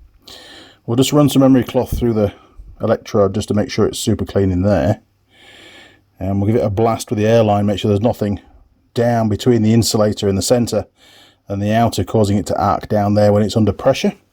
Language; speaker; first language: English; native; English